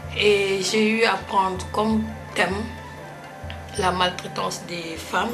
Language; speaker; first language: French; non-native, local second language; Wolof